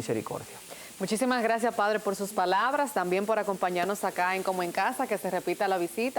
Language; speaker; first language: Spanish; native; Spanish